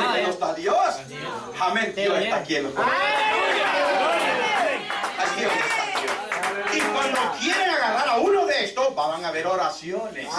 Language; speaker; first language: Spanish; native; Spanish